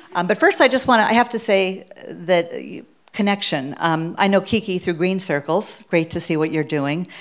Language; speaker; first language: English; native; English